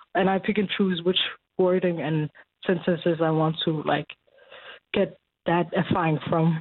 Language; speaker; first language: English; non-native, fluent; Danish